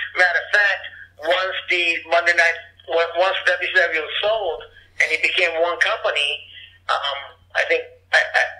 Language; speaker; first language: English; early bilingual, other home language; Japanese